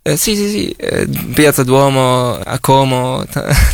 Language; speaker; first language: Italian; non-native, fluent; Arabic